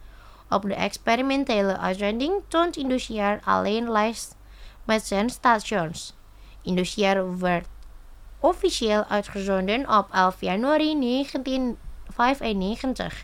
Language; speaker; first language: Dutch; non-native, fluent; Indonesian